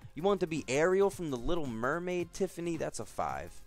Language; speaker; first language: English; native; English